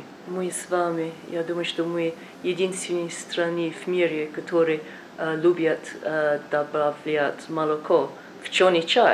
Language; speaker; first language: Russian; non-native, learner; English